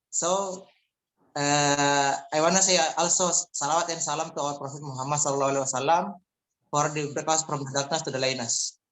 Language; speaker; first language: English; non-native, fluent; Indonesian